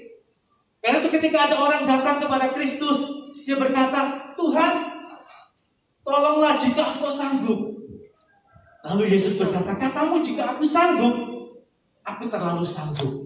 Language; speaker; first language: Indonesian; native; Indonesian